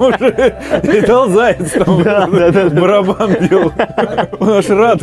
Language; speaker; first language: Russian; native; Russian